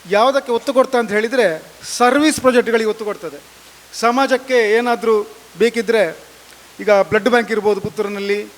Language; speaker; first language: Kannada; native; Kannada